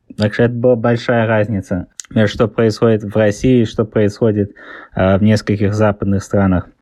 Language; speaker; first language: Russian; early bilingual, heritage; Russian